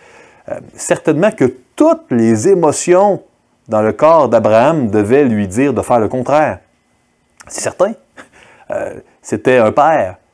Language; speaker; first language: French; native; French